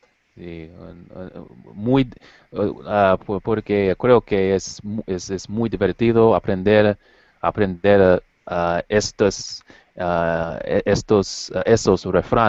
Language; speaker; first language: Spanish; non-native, learner; English